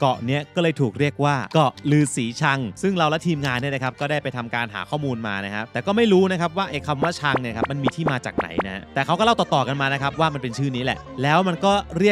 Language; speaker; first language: Thai; native; Thai